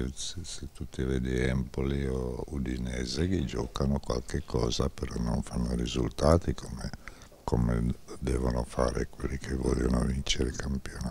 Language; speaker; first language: Italian; non-native, fluent; Czech